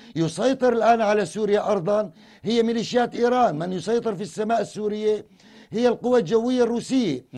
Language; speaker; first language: Arabic; native; Arabic